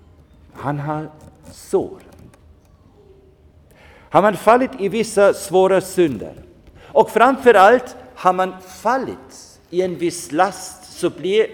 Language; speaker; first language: Swedish; non-native, fluent; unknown